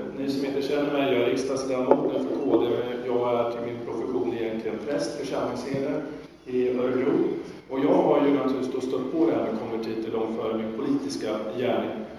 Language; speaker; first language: Swedish; native; Swedish